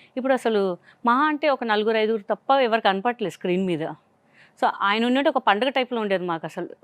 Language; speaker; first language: Telugu; non-native, local second language; Hindi